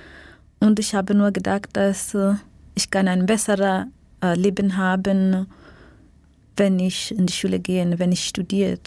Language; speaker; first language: German; non-native, learner; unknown